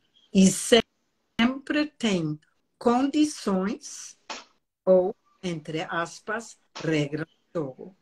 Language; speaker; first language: Portuguese; non-native, fluent; German